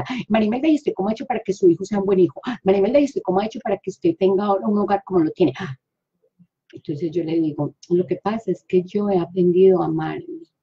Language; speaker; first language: Spanish; native; Spanish